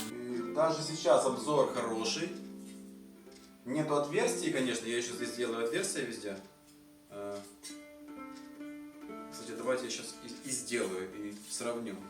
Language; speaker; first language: Russian; native; Russian